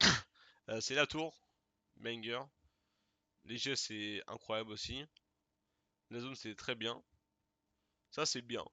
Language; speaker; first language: French; native; French